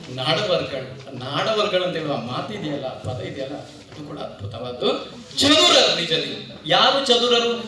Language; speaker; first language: Kannada; non-native, local second language; Malayalam